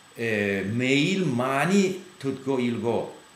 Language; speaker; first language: Korean; non-native, learner; English